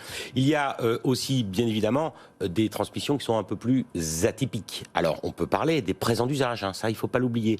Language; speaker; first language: French; native; French